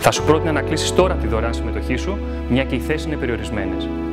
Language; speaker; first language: Greek; native; Greek